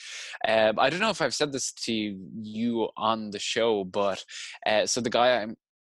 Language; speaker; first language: English; native; English